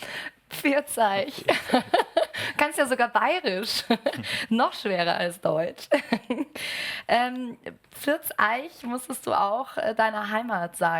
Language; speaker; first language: German; native; German